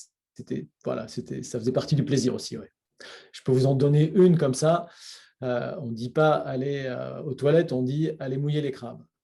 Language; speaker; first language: French; native; French